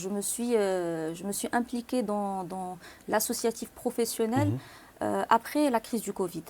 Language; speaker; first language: French; non-native, local second language; Arabic